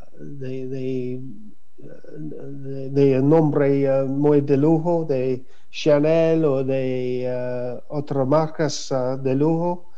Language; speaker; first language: Spanish; non-native, learner; English